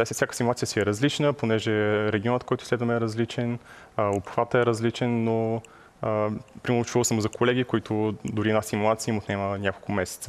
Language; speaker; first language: Bulgarian; native; Bulgarian